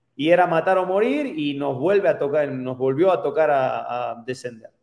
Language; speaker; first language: Spanish; native; Spanish